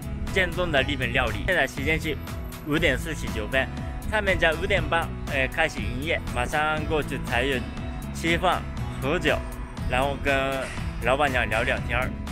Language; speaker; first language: Chinese; non-native, fluent; Japanese